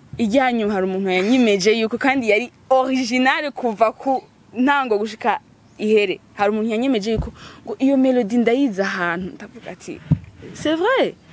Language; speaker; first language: Rundi; early bilingual, heritage; Rundi